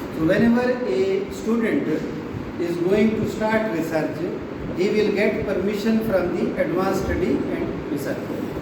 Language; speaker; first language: English; non-native, local second language; Urdu